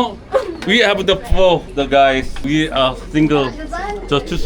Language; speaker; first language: English; non-native, learner; Korean